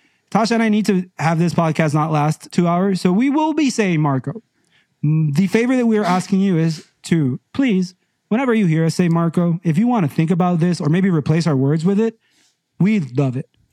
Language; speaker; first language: English; native; English